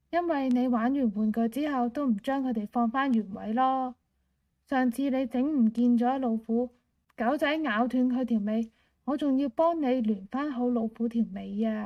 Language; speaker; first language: Cantonese; native; Cantonese